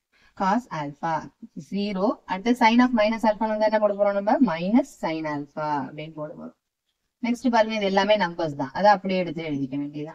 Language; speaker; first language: Tamil; native; Tamil